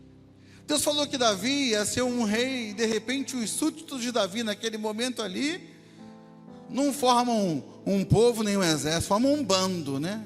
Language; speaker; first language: Portuguese; native; Portuguese